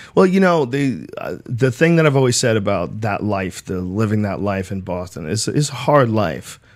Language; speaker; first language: English; native; English